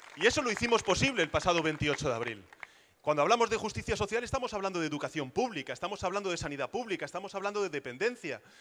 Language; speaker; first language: Spanish; native; Spanish